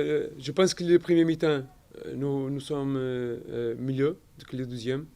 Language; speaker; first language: French; non-native, learner; Portuguese